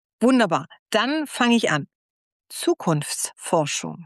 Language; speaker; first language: German; native; German